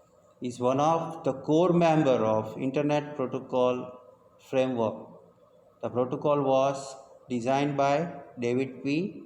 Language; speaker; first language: English; non-native, local second language; Gujarati